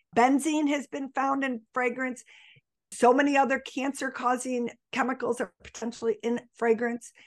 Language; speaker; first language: English; native; English